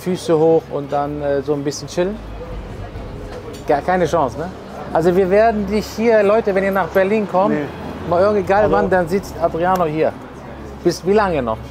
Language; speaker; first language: German; native; German